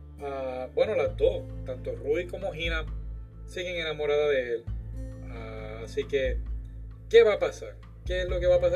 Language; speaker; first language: Spanish; native; Spanish